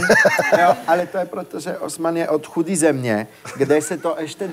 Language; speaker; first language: Czech; non-native, fluent; French